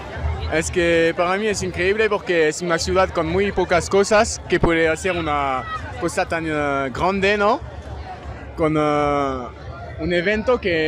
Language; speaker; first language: Spanish; non-native, fluent; French